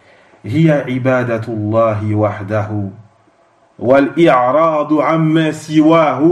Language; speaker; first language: Arabic; non-native, fluent; French